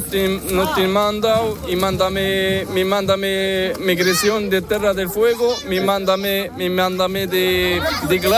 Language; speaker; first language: Spanish; non-native, learner; Arabic